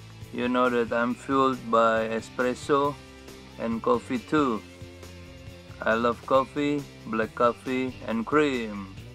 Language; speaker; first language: English; non-native, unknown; Indonesian